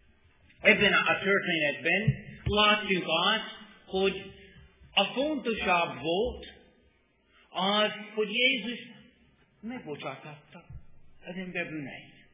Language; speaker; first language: Hungarian; non-native, learner; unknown